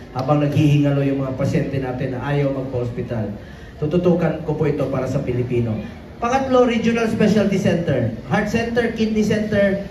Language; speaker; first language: Filipino; non-native, local second language; Cebuano